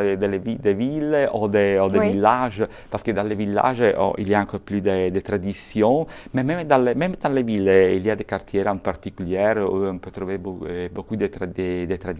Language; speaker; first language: French; non-native, fluent; Italian